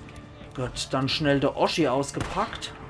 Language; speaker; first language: German; native; German